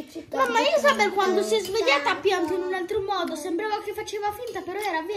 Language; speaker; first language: Italian; early bilingual, other home language; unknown